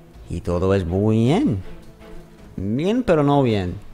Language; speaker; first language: Spanish; non-native, learner; English